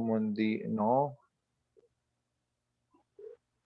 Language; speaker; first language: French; non-native, learner; Spanish